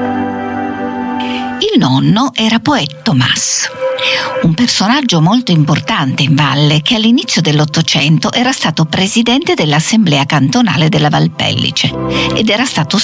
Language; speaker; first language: Italian; native; Italian